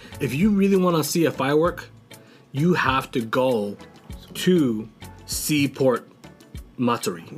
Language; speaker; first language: English; early bilingual, other home language; Japanese